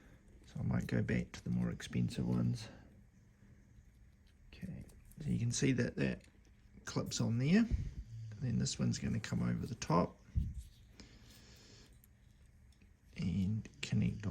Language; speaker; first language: English; native; English